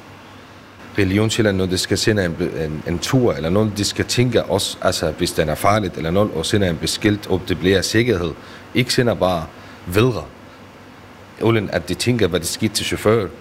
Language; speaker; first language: Danish; non-native, learner; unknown